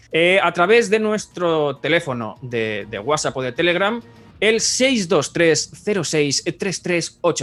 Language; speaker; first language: Spanish; native; Spanish